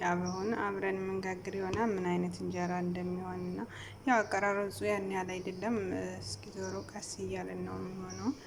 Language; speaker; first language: Amharic; native; Amharic